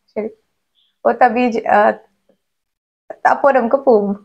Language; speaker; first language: Malayalam; non-native, local second language; Hindi